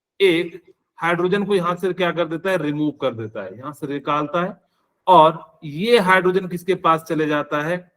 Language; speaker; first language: Hindi; native; Hindi